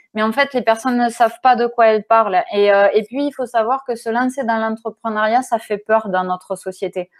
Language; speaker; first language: French; native; French